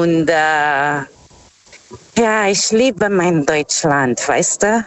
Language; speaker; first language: German; non-native, fluent; Portuguese